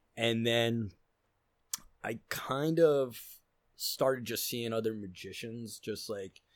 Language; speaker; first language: English; native; English